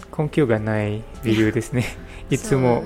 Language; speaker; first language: Japanese; non-native, learner; English